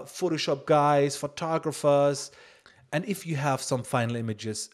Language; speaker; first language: English; non-native, fluent; German